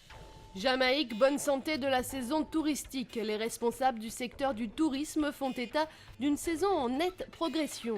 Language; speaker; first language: French; native; French